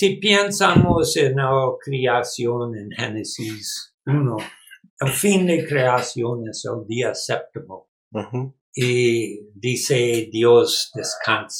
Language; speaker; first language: Spanish; non-native, learner; English